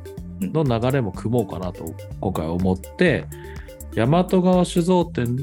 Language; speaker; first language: Japanese; native; Japanese